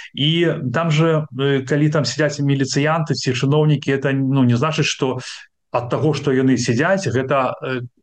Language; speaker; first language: Belarusian; non-native, local second language; Russian